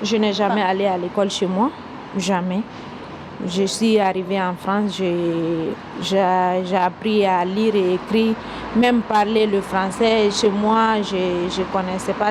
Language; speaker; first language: French; non-native, local second language; Mandingo